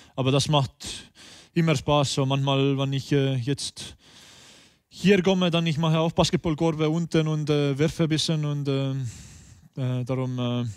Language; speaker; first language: German; non-native, fluent; Estonian